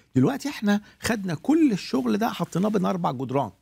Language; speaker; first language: Arabic; native; Arabic